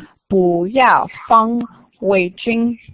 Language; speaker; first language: Chinese; non-native, learner; English